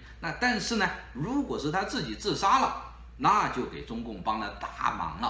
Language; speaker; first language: Chinese; native; Chinese